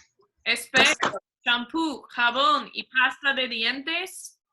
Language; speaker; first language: Spanish; non-native, fluent; English